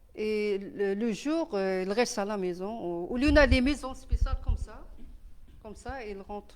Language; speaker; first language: French; non-native, learner; Arabic